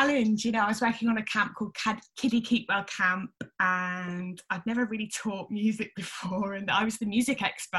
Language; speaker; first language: English; native; English